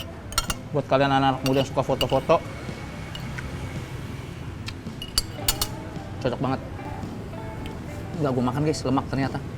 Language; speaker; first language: Indonesian; native; Indonesian